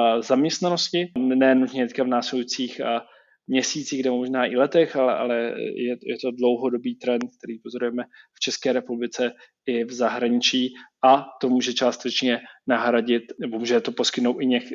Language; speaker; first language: Czech; native; Czech